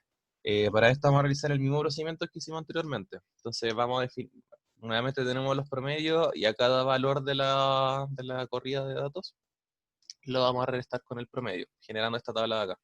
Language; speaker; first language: Spanish; native; Spanish